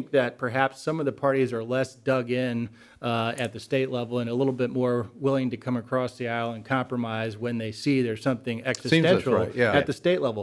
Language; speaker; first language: English; native; English